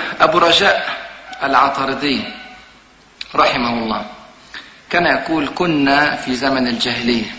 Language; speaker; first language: Arabic; native; Arabic